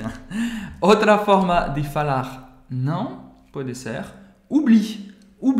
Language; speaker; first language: Portuguese; non-native, fluent; French